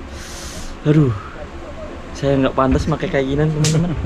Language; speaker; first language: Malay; non-native, local second language; Sundanese